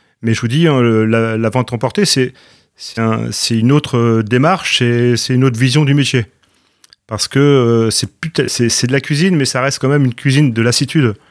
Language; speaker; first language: French; native; French